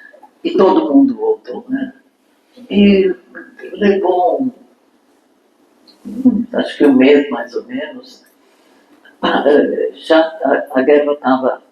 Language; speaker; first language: Portuguese; non-native, fluent; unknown